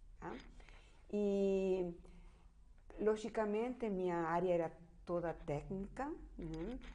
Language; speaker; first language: Portuguese; non-native, fluent; Spanish